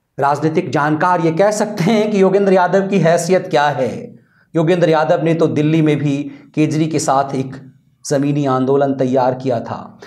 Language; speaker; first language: Hindi; native; Hindi